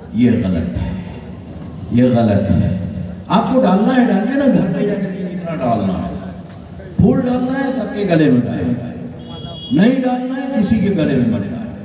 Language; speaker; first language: Urdu; native; Urdu